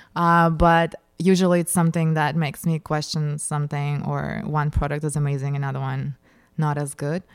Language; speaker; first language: English; non-native, fluent; Russian